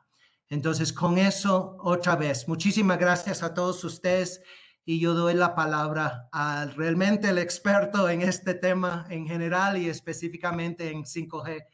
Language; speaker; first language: Spanish; non-native, fluent; English